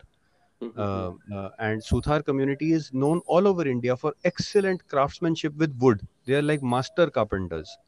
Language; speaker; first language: English; non-native, local second language; Punjabi